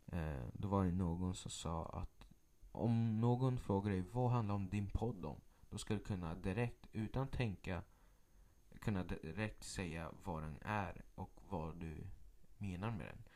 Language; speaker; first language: Swedish; early bilingual, other home language; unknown